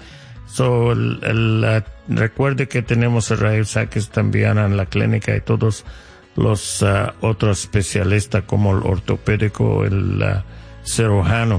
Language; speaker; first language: Spanish; non-native, learner; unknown